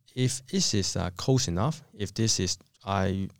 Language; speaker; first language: English; non-native, local second language; Cantonese